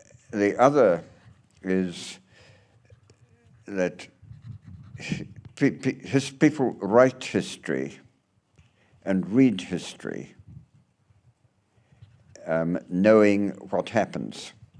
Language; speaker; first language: English; native; English